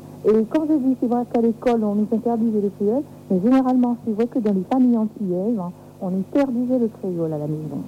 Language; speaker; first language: French; native; French